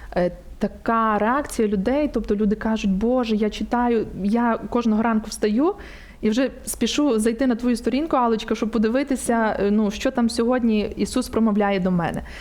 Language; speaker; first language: Ukrainian; native; Ukrainian